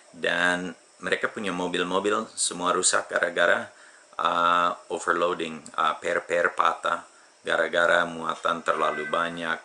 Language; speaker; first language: Indonesian; non-native, fluent; English